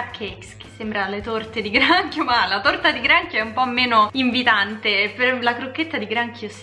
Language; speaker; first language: Italian; native; Italian